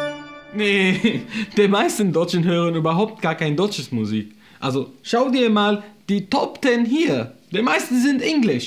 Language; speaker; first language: German; non-native, fluent; Arabic